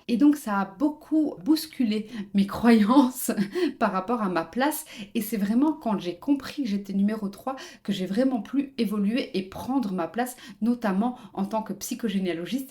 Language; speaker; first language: French; native; French